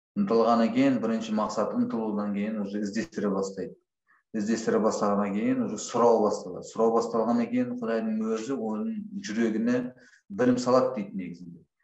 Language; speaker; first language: Kazakh; non-native, local second language; Russian